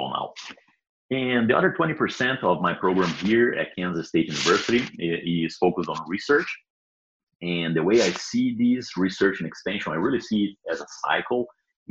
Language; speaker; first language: English; non-native, fluent; Portuguese